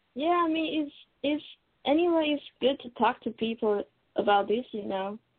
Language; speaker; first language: English; non-native, fluent; Chinese